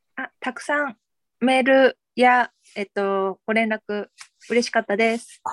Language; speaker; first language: Japanese; early bilingual, other home language; Korean